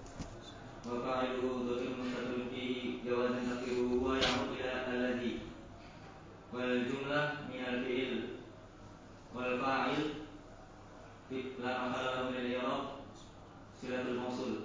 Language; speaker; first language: Arabic; non-native, learner; Indonesian